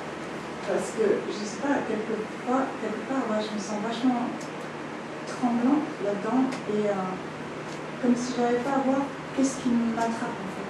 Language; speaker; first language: French; native; French